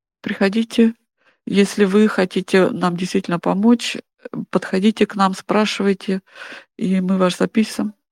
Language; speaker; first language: Russian; non-native, fluent; German